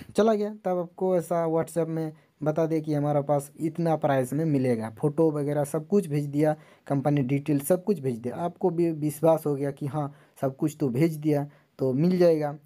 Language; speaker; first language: Hindi; non-native, local second language; Bangla